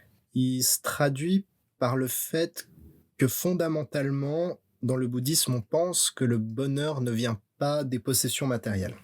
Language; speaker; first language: French; native; French